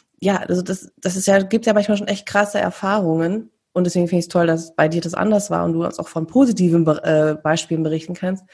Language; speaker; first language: German; native; German